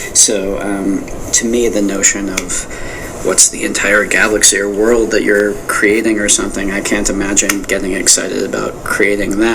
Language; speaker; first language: English; native; English